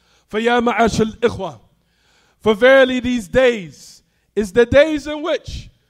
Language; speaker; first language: English; native; English